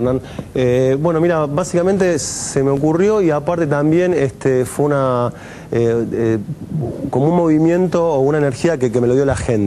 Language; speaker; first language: Spanish; native; Spanish